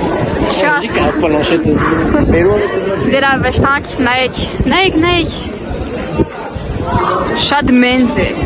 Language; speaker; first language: Armenian; early bilingual, heritage; Armenian